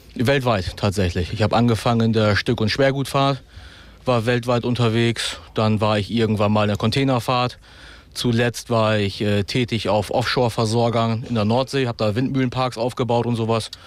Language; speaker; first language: German; native; German